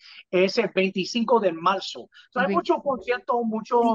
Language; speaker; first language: Spanish; early bilingual, heritage; English